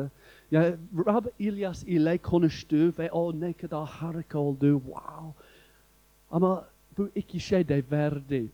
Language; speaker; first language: Turkish; non-native, fluent; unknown